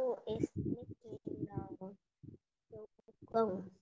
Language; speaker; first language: English; non-native, learner; Vietnamese